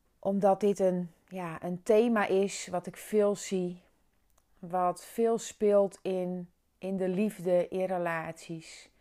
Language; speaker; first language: Dutch; non-native, local second language; Western Frisian